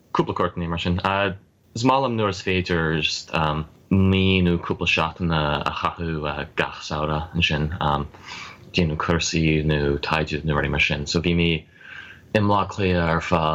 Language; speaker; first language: Irish; non-native, fluent; English